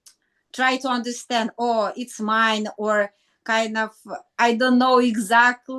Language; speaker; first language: English; non-native, learner; Russian